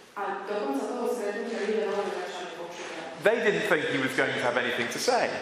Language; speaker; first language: English; native; English